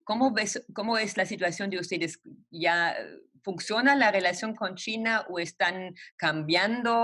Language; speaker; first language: Spanish; non-native, fluent; German